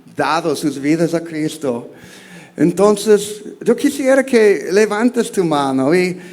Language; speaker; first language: Spanish; non-native, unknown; English